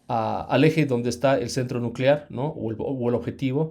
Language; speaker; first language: Spanish; native; Spanish